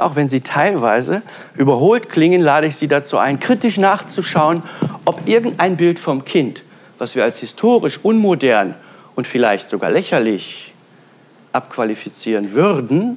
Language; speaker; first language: German; native; German